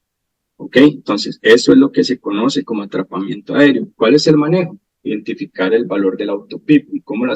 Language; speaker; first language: Spanish; native; Spanish